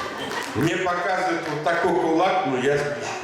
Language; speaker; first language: Russian; non-native, local second language; Tatar